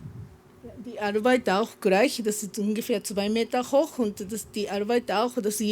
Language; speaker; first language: German; non-native, learner; Japanese